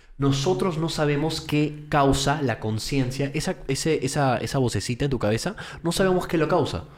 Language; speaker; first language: Spanish; early bilingual, heritage; Spanish